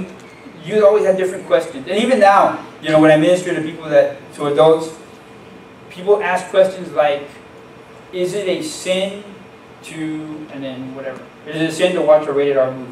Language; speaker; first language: English; native; English